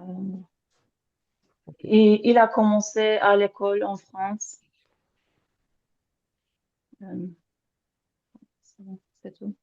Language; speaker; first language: French; non-native, learner; Azerbaijani